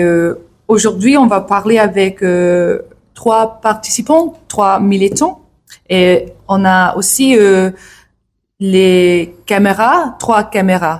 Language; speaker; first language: French; non-native, learner; English